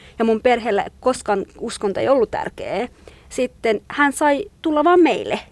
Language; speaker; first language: Finnish; non-native, fluent; Kurdish